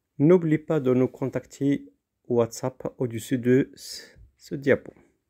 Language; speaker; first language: French; non-native, local second language; Arabic